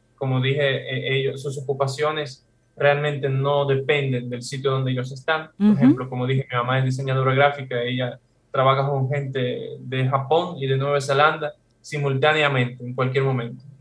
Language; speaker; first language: Spanish; non-native, fluent; Russian